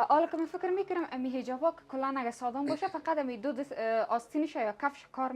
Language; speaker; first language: Persian; native; Persian